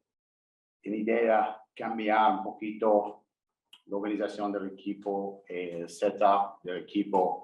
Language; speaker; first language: Spanish; non-native, learner; English